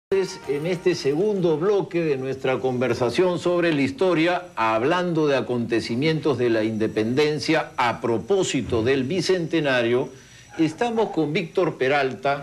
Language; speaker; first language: Spanish; native; Spanish